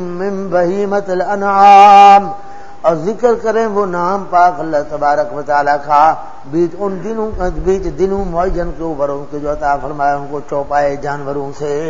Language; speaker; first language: Urdu; non-native, local second language; Saraiki